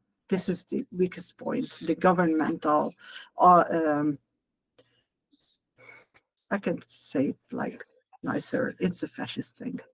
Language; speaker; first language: English; non-native, learner; Hungarian